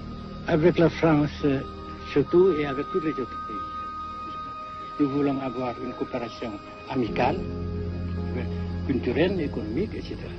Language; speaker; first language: French; non-native, local second language; Vietnamese